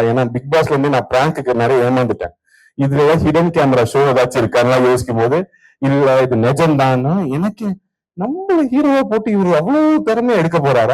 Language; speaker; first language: Tamil; native; Tamil